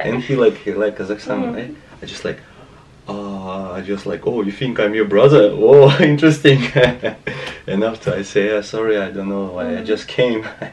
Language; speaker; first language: English; non-native, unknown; Russian